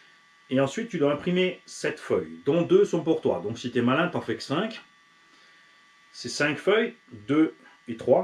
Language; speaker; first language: French; native; French